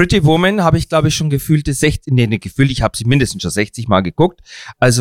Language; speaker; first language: German; native; German